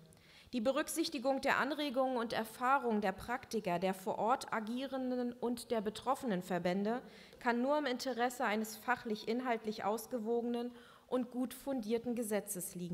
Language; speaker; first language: German; native; German